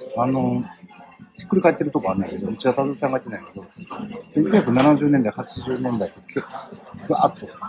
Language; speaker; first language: Japanese; native; Japanese